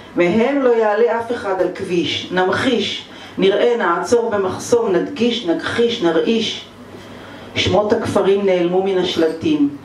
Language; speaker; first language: Hebrew; native; Hebrew